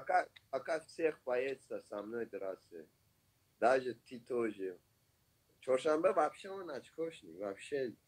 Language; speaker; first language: Russian; non-native, learner; Persian